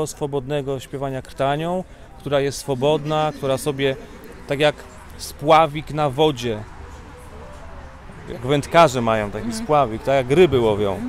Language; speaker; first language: Polish; native; Polish